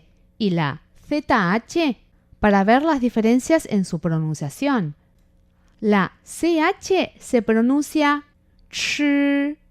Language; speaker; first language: Spanish; non-native, fluent; Chinese